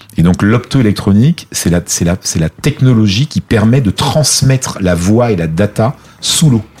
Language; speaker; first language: French; native; French